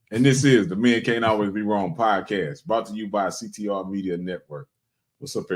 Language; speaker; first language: English; native; English